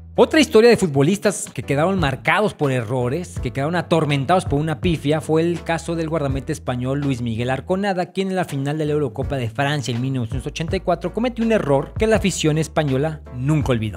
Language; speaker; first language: Spanish; native; Spanish